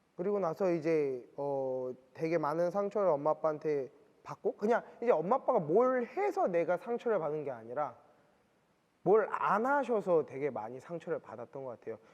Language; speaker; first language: Korean; early bilingual, heritage; Korean